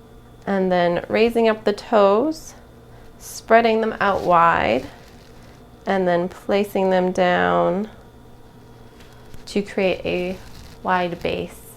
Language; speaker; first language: English; native; English